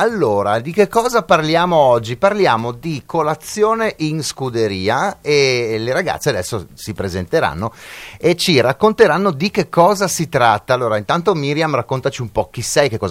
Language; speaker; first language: Italian; native; Italian